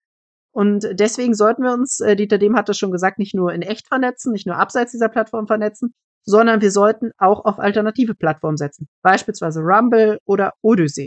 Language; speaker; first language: German; native; German